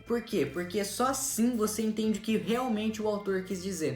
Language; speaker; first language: Portuguese; native; Portuguese